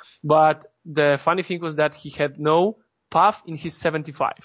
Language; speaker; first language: English; non-native, fluent; Polish